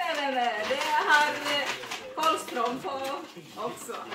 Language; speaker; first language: Swedish; non-native, fluent; Indonesian